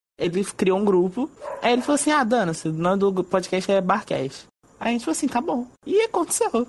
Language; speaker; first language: Portuguese; native; Portuguese